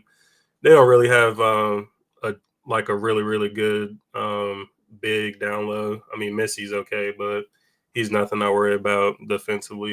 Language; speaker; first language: English; native; English